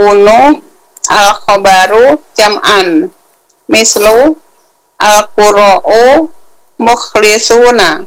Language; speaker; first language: Arabic; non-native, learner; Indonesian